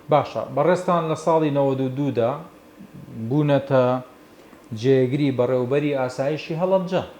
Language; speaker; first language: Central Kurdish; native; Central Kurdish